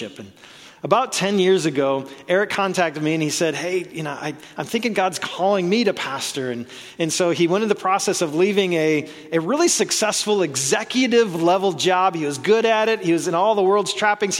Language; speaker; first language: English; native; English